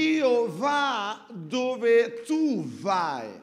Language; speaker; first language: Italian; native; Italian